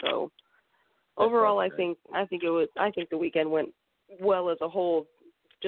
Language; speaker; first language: English; native; English